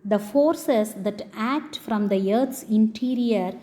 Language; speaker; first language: English; non-native, local second language; Tamil